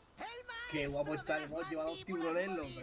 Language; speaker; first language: Spanish; native; Spanish